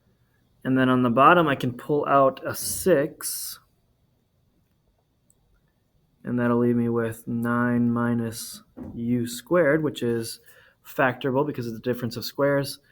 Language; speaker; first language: English; native; English